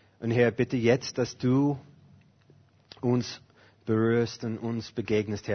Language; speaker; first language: German; non-native, fluent; English